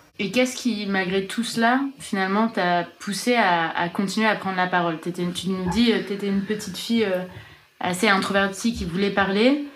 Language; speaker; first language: French; native; French